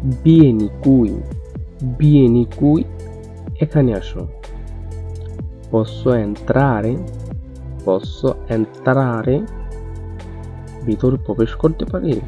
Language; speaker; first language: Italian; non-native, learner; Bangla